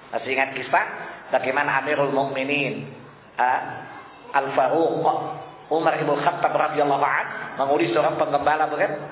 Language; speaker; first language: Indonesian; non-native, local second language; Sundanese